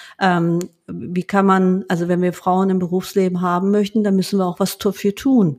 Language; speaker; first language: German; early bilingual, other home language; Turkish